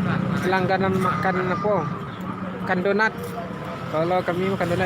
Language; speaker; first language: Indonesian; non-native, local second language; Minangkabau